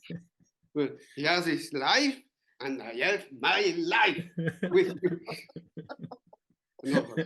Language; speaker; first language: English; non-native, learner; French